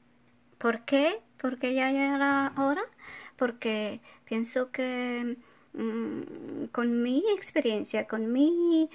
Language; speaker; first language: Spanish; non-native, fluent; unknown